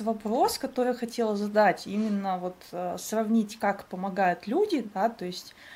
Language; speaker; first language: Russian; native; Russian